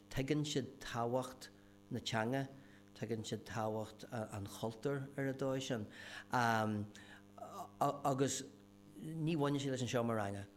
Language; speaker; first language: Irish; non-native, local second language; English